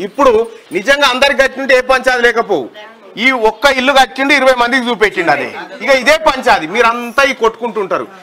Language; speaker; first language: Telugu; native; Telugu